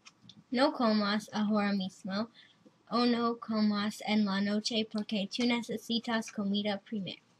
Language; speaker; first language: Spanish; non-native, learner; English